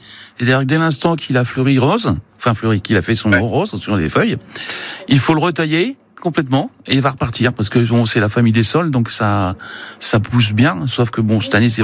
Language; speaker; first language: French; native; French